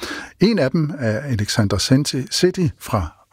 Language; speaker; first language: Danish; native; Danish